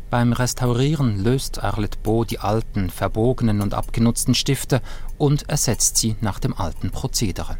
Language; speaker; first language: German; native; German